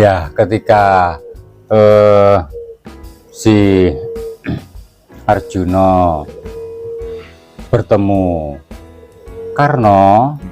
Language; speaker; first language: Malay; non-native, local second language; Javanese